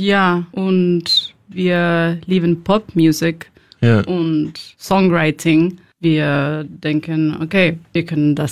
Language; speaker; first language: German; non-native, learner; Spanish